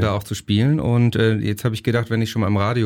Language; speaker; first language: German; native; German